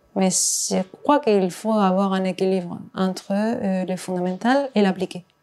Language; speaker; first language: French; non-native, fluent; Spanish